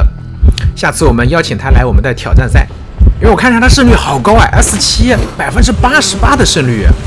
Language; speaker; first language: Chinese; native; Chinese